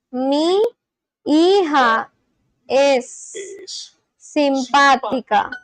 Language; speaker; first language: Spanish; non-native, learner; English